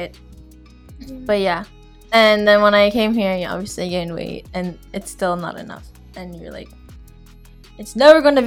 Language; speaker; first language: English; non-native, local second language; Filipino